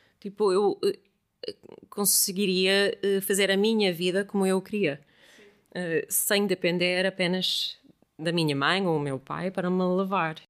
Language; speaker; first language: Portuguese; non-native, fluent; English